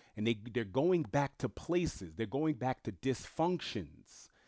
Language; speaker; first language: English; early bilingual, other home language; French